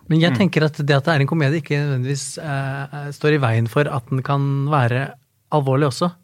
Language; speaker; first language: Norwegian; native; Norwegian